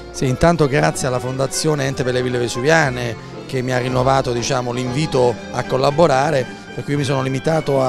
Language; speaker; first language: Italian; native; Italian